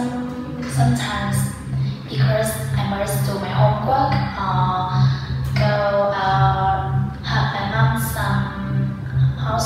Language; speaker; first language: English; non-native, learner; Vietnamese